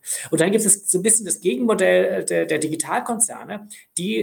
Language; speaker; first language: German; native; German